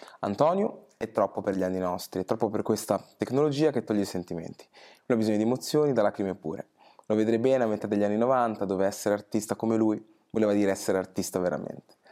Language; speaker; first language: Italian; early bilingual, other home language; Portuguese